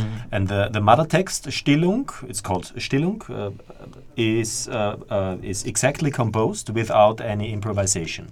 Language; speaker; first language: English; non-native, fluent; German